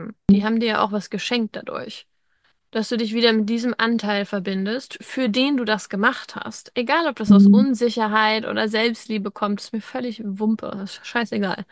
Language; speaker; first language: German; native; German